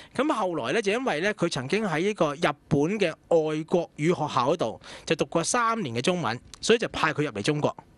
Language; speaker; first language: Cantonese; native; Cantonese